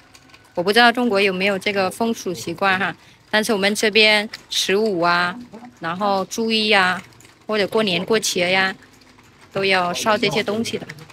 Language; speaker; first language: Chinese; non-native, fluent; Vietnamese